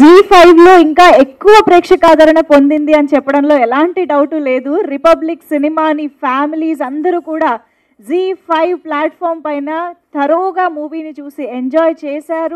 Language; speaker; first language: Telugu; native; Telugu